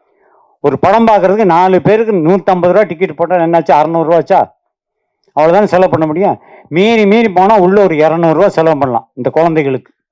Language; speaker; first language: Tamil; native; Tamil